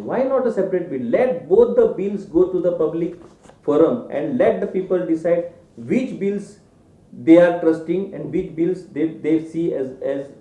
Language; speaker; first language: English; non-native, local second language; Marathi